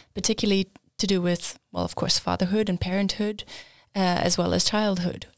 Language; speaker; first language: English; native; English